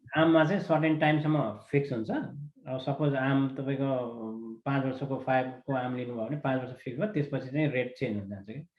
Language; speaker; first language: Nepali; native; Nepali